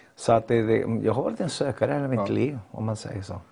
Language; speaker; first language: Swedish; non-native, fluent; Spanish